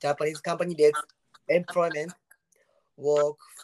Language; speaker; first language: English; non-native, learner; Japanese